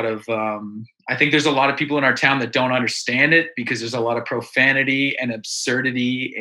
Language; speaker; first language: English; native; English